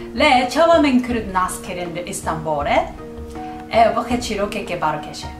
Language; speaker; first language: Kurdish; non-native, learner; Japanese